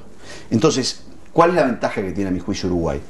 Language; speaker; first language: Spanish; native; Spanish